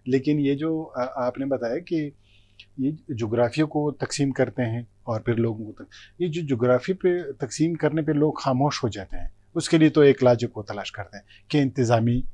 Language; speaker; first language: Urdu; non-native, local second language; Pashto